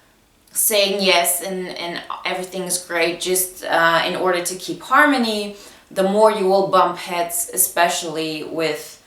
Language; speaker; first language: English; non-native, fluent; Bulgarian